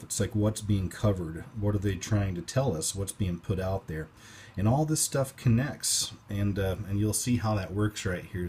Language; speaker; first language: English; native; English